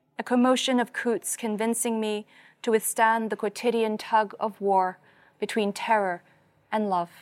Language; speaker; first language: English; non-native, local second language; Cantonese